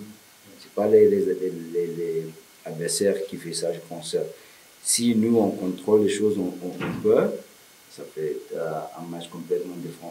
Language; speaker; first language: French; non-native, learner; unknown